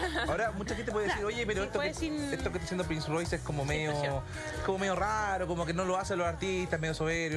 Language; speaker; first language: Spanish; native; Spanish